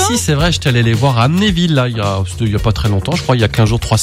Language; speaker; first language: French; native; French